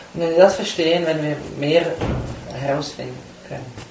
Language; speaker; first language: German; native; German